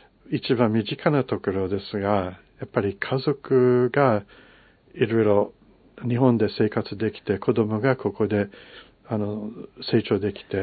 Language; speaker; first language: Japanese; non-native, fluent; English